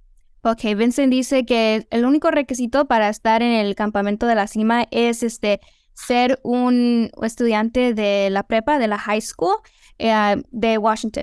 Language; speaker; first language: Spanish; early bilingual, heritage; Spanish